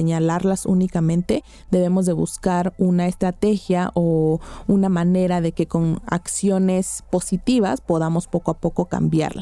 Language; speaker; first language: Spanish; native; Spanish